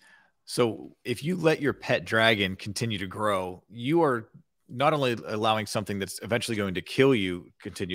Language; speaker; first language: English; native; English